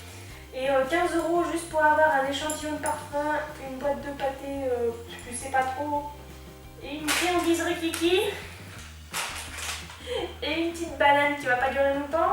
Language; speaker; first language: French; native; French